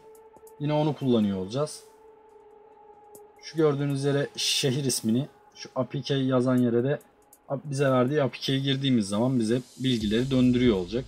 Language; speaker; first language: Turkish; native; Turkish